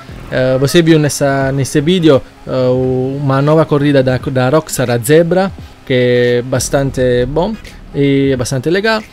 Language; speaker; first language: Portuguese; non-native, learner; Italian